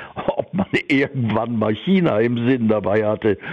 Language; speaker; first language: German; native; German